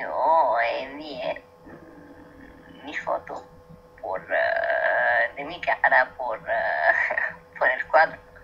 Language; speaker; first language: Spanish; non-native, learner; Italian